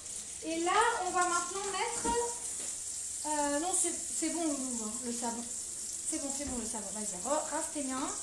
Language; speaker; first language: French; native; French